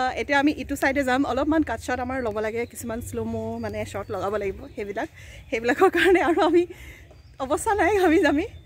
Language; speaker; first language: Assamese; native; Assamese